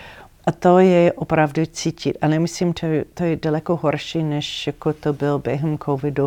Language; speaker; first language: Czech; non-native, learner; English